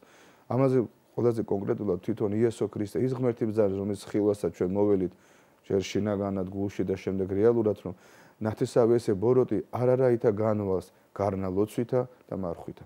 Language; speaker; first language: Georgian; native; Georgian